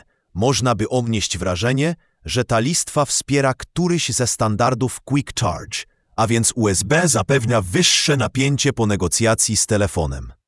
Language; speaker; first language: Polish; native; Polish